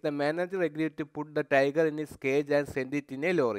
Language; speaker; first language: English; non-native, local second language; Malayalam